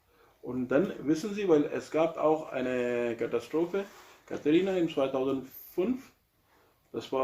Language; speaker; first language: German; non-native, learner; Urdu